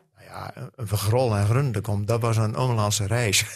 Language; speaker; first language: Dutch; non-native, local second language; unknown